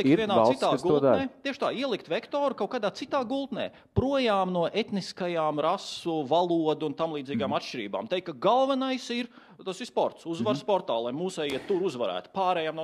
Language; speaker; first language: Latvian; native; Latvian